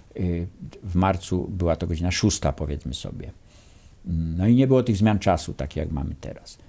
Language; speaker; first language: Polish; native; Polish